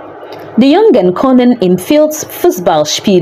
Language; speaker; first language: German; non-native, learner; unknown